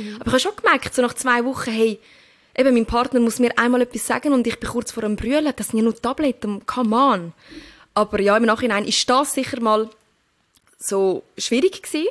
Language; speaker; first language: German; early bilingual, other home language; Turkish